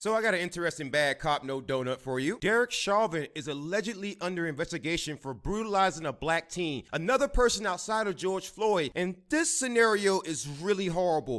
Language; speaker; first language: English; native; English